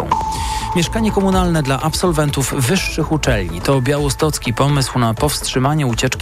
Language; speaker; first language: Polish; native; Polish